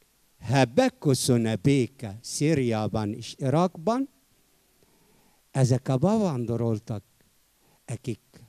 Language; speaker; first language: Hungarian; non-native, fluent; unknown